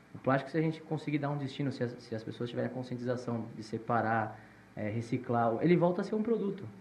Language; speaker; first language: Portuguese; native; Portuguese